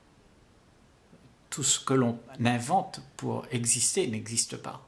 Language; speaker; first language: French; native; French